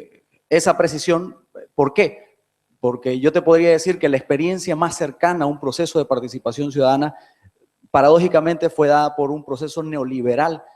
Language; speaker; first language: Spanish; native; Spanish